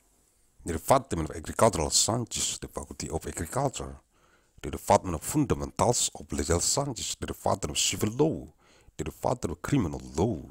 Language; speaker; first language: English; non-native, learner; Indonesian